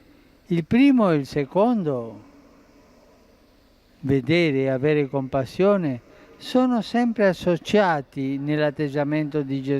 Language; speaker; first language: Italian; non-native, fluent; Spanish